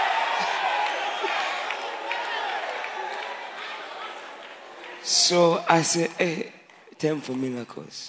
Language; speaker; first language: English; non-native, local second language; Swahili